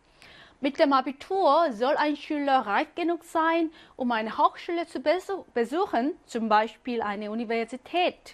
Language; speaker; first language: German; non-native, fluent; Korean